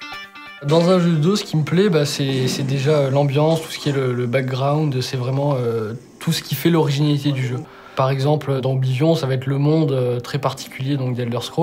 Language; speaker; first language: French; native; French